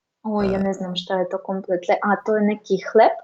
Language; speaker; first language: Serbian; non-native, learner; Russian